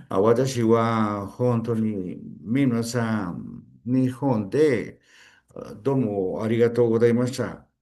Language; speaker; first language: Japanese; non-native, learner; Spanish